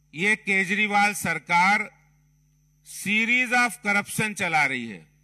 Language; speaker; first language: Hindi; native; Hindi